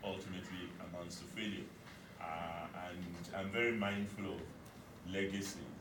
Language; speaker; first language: English; non-native, local second language; Yoruba